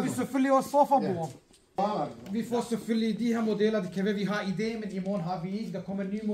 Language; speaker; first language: Danish; non-native, fluent; Kurdish